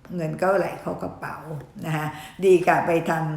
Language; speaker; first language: Thai; native; Thai